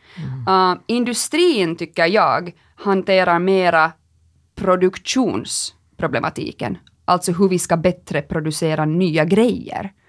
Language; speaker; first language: Swedish; native; Swedish